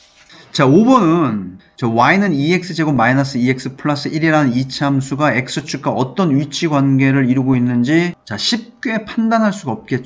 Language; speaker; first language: Korean; native; Korean